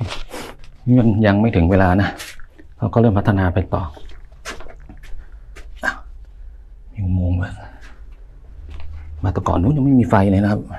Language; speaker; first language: Thai; native; Thai